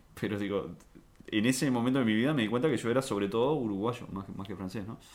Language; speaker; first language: Spanish; early bilingual, other home language; French